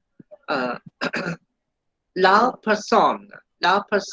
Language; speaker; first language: French; non-native, fluent; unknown